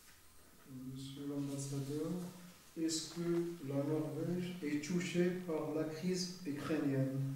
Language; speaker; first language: French; non-native, local second language; Arabic